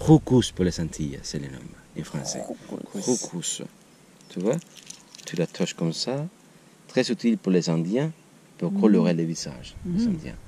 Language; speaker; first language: French; non-native, learner; Spanish